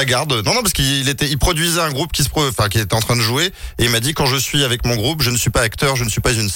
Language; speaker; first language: French; native; French